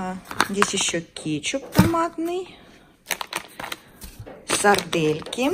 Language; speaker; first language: Russian; native; Russian